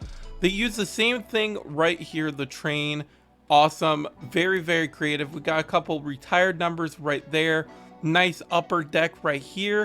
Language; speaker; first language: English; native; English